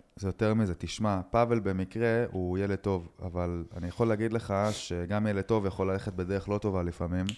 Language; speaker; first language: Hebrew; native; Hebrew